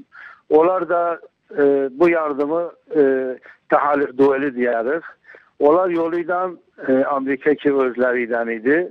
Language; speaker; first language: Turkish; non-native, learner; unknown